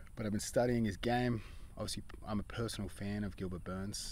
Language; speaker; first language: English; native; English